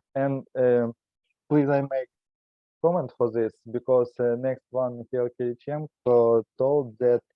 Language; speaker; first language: English; non-native, learner; Ukrainian